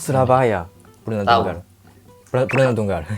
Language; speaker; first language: Indonesian; non-native, learner; Japanese